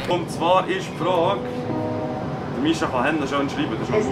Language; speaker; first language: German; native; German